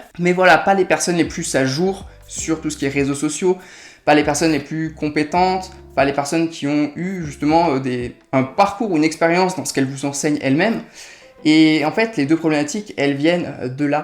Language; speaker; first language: French; native; French